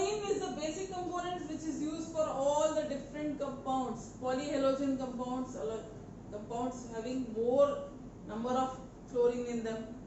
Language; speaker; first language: English; non-native, local second language; Hindi